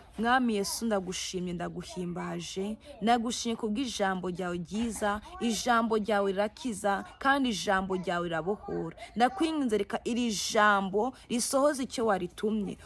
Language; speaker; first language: Kinyarwanda; native; Kinyarwanda